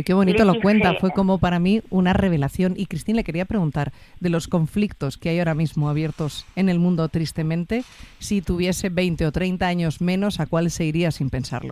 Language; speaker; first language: Spanish; native; Spanish